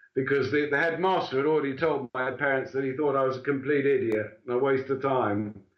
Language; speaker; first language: English; native; English